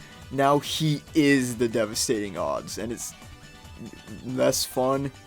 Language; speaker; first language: English; native; English